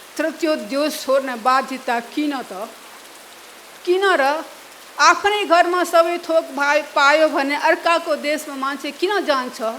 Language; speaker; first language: Nepali; non-native, local second language; Maithili